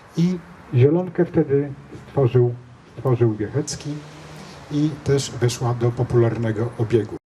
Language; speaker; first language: Polish; native; Polish